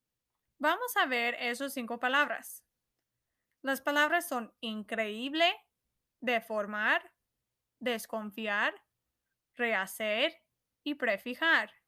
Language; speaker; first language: Spanish; non-native, fluent; English